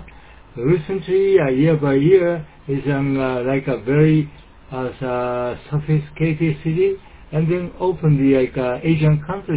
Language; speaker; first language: English; non-native, learner; Japanese